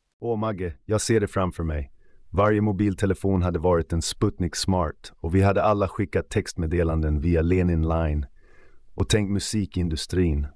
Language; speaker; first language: Swedish; native; Swedish